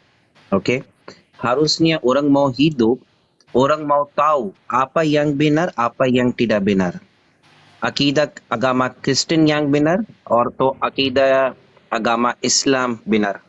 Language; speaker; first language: Indonesian; non-native, learner; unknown